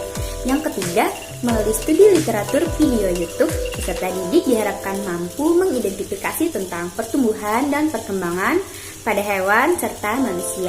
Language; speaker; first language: Indonesian; non-native, local second language; Banjar